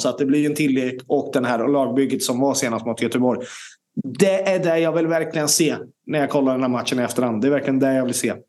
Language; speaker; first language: Swedish; native; Swedish